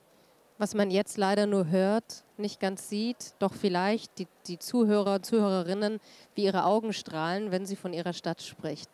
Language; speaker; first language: German; native; German